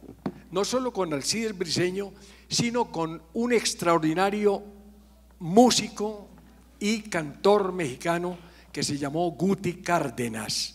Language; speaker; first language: Spanish; native; Spanish